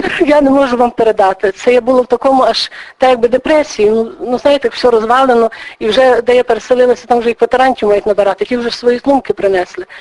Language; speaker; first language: Ukrainian; native; Ukrainian